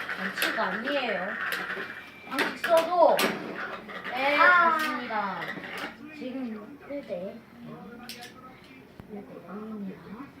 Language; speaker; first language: Korean; non-native, learner; Indonesian